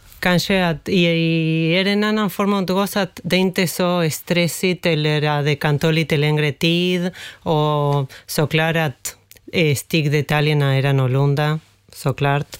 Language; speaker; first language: Swedish; non-native, fluent; Spanish